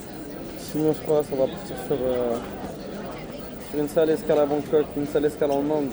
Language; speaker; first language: French; native; French